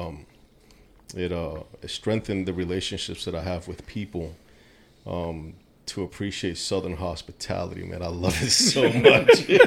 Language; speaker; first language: English; native; English